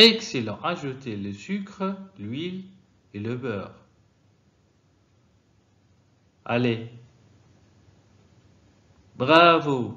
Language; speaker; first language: French; non-native, fluent; Arabic